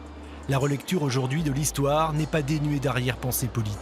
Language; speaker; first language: French; native; French